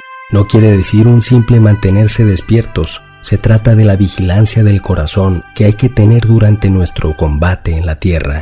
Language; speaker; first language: Spanish; native; Spanish